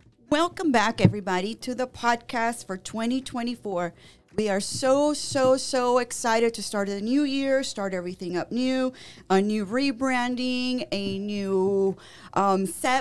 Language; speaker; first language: English; early bilingual, other home language; Spanish